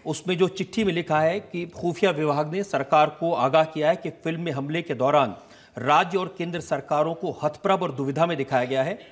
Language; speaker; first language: Hindi; native; Hindi